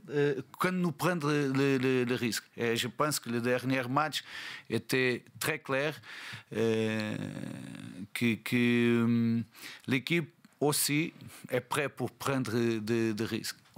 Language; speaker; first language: French; non-native, learner; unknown